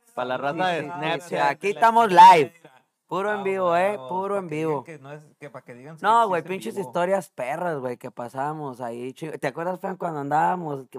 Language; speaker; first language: Spanish; native; Spanish